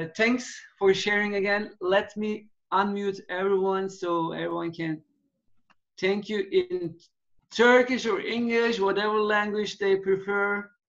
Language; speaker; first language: English; non-native, fluent; Turkish